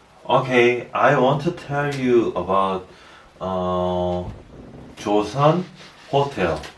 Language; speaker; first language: English; non-native, learner; Korean